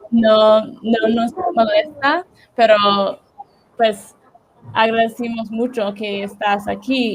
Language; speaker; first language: Spanish; non-native, learner; English